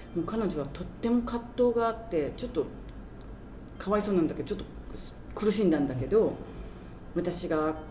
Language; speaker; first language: Japanese; native; Japanese